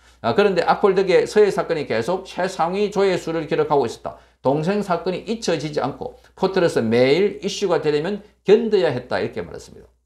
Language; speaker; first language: Korean; native; Korean